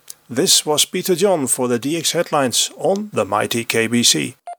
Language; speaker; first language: English; non-native, fluent; Dutch